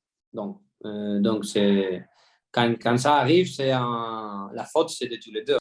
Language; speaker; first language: French; non-native, fluent; Spanish